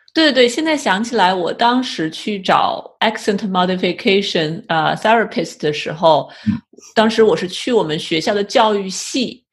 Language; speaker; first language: Chinese; native; Chinese